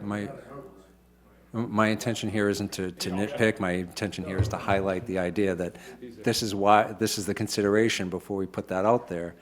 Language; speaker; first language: English; native; English